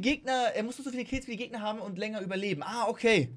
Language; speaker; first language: German; native; German